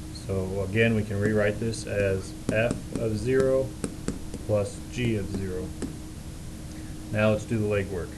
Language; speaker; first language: English; native; English